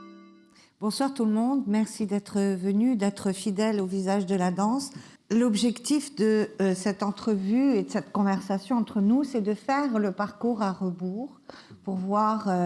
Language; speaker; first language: French; native; French